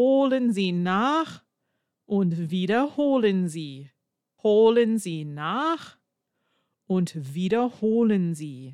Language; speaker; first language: German; non-native, fluent; English